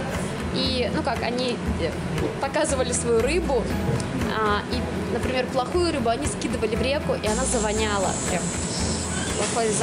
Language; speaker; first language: Russian; native; Russian